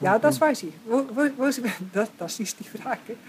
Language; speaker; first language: German; non-native, fluent; Dutch